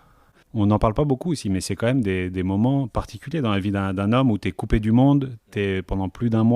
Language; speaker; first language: French; native; French